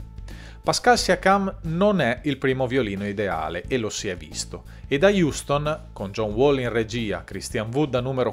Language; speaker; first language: Italian; native; Italian